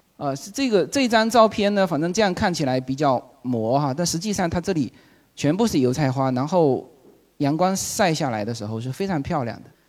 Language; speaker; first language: Chinese; native; Chinese